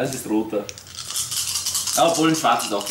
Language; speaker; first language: German; native; German